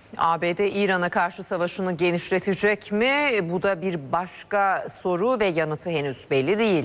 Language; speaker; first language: Turkish; native; Turkish